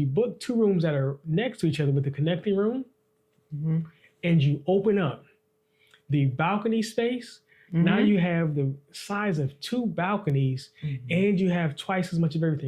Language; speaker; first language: English; native; English